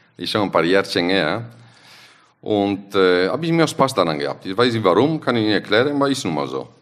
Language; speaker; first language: German; non-native, fluent; Italian